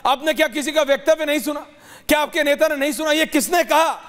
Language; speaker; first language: Hindi; native; Hindi